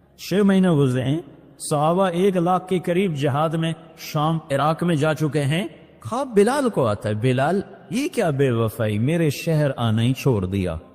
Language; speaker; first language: Urdu; non-native, local second language; Punjabi